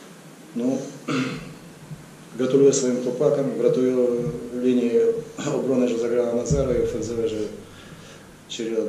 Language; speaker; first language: Polish; non-native, learner; Ukrainian